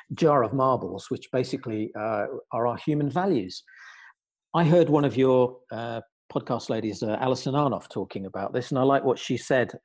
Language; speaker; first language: English; native; English